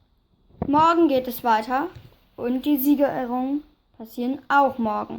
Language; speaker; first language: German; native; German